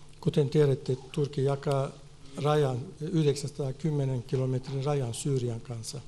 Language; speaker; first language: Finnish; non-native, fluent; Turkish